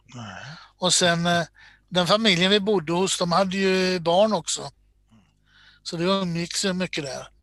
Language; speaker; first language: Swedish; native; Swedish